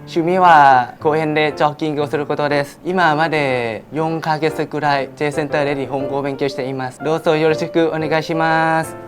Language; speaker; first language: Japanese; non-native, learner; Thai